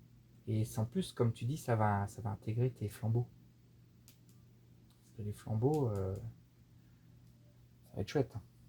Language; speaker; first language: French; native; French